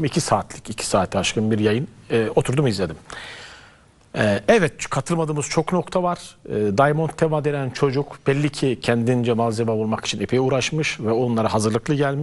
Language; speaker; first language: Turkish; native; Turkish